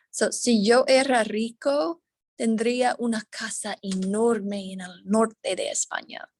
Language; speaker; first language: Spanish; non-native, fluent; English